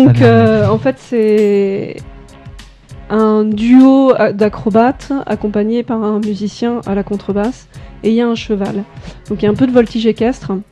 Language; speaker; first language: French; native; French